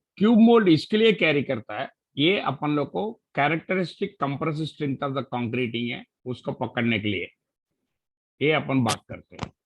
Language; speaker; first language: Hindi; non-native, local second language; Marathi